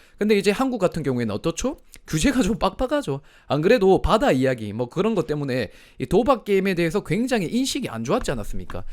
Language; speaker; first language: Korean; native; Korean